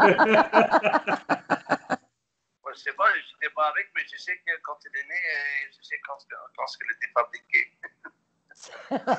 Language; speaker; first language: French; non-native, local second language; Dutch